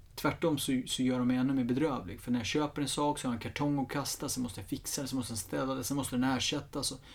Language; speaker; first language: Swedish; early bilingual, other home language; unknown